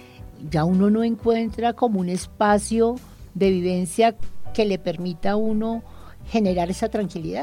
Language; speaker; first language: Spanish; native; Spanish